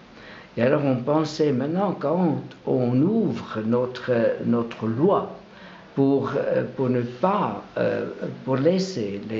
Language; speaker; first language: French; non-native, local second language; German